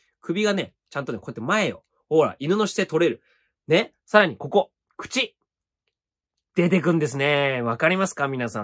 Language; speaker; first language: Japanese; native; Japanese